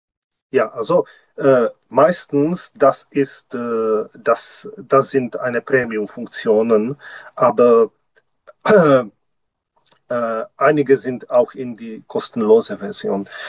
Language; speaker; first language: German; non-native, learner; Czech